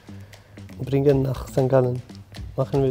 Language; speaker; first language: German; non-native, learner; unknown